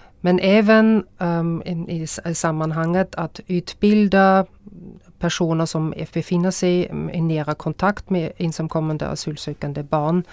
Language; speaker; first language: Swedish; non-native, fluent; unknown